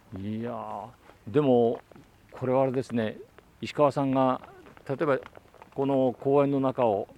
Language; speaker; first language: Japanese; native; Japanese